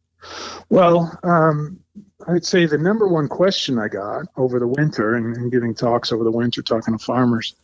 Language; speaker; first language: English; native; English